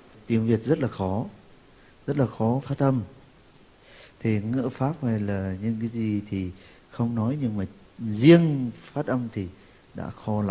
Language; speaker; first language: Vietnamese; non-native, fluent; Turkish